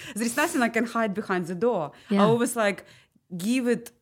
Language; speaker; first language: English; non-native, learner; Ukrainian